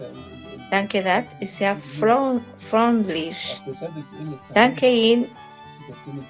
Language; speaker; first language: German; non-native, learner; Spanish